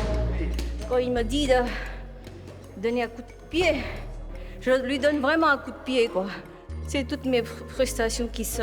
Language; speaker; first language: French; non-native, fluent; Nepali